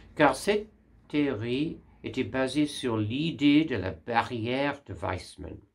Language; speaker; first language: French; non-native, fluent; English